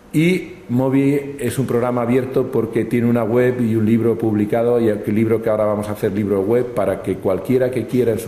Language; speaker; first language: Spanish; native; Spanish